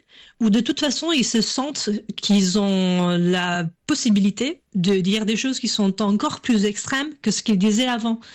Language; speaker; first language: French; non-native, fluent; English